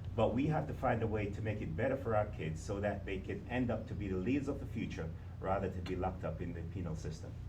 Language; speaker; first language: English; native; English